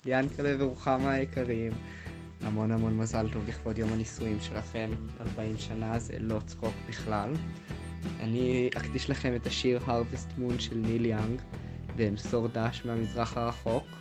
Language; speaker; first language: Hebrew; native; Hebrew